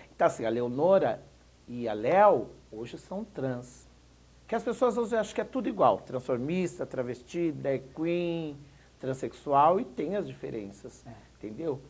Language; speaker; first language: Portuguese; native; Portuguese